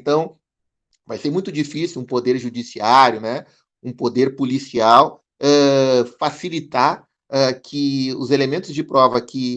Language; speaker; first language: Portuguese; native; Portuguese